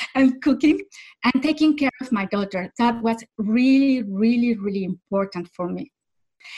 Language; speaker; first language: English; non-native, fluent; Spanish